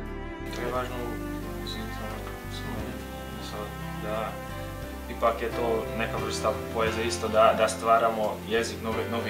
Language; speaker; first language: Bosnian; non-native, local second language; Hungarian